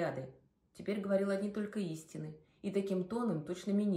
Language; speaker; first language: Russian; native; Russian